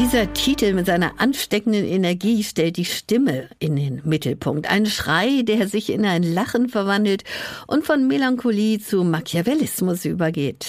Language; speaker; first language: German; native; German